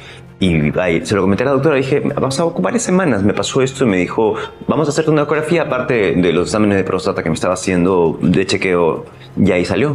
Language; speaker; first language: Spanish; native; Spanish